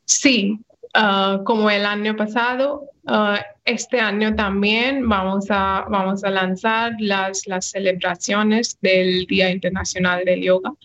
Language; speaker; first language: Spanish; non-native, fluent; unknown